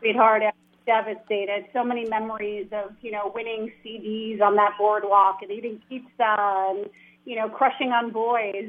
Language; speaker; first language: English; native; English